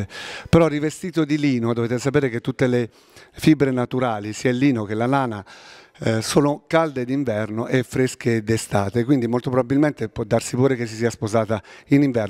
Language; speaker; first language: Italian; native; Italian